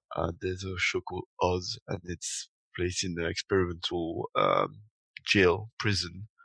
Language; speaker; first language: English; non-native, fluent; French